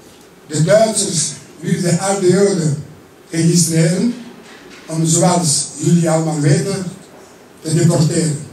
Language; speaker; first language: Dutch; early bilingual, other home language; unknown